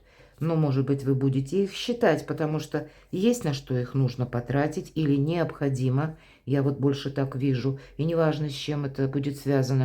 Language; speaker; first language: Russian; native; Russian